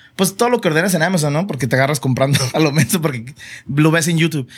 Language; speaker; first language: Spanish; early bilingual, other home language; English